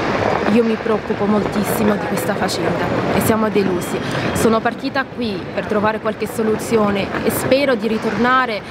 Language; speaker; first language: Italian; early bilingual, other home language; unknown